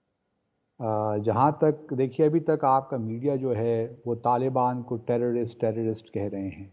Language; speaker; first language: Urdu; native; Urdu